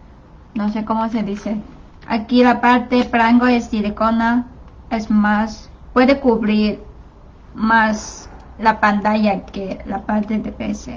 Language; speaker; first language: Spanish; non-native, learner; Chinese